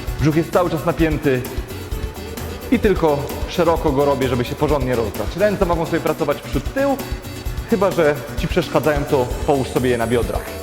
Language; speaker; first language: Polish; native; Polish